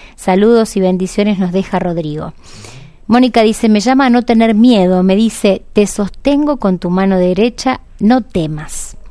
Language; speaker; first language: Spanish; native; Spanish